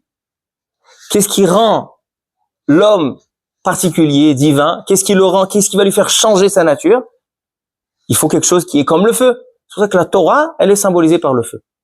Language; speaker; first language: French; native; French